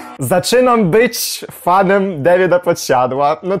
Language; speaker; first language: Polish; non-native, learner; Ukrainian